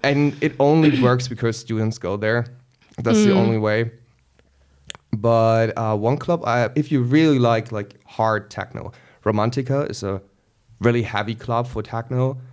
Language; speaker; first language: English; non-native, fluent; German